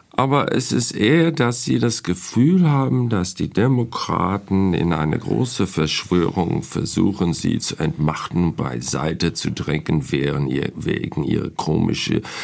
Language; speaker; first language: German; non-native, fluent; English